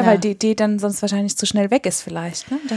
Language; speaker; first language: German; native; German